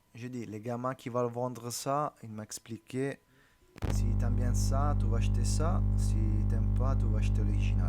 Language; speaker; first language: French; non-native, learner; Italian